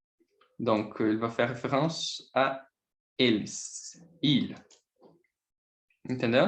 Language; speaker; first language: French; non-native, learner; Portuguese